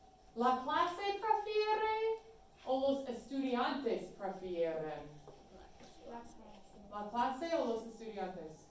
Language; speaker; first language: Spanish; non-native, fluent; English